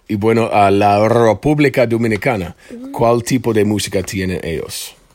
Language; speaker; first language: Spanish; non-native, fluent; English